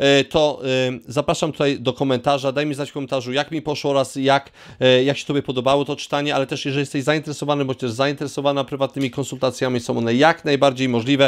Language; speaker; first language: Polish; native; Polish